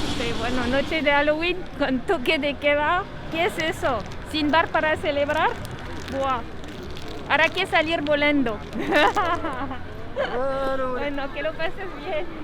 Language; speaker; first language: Spanish; native; Spanish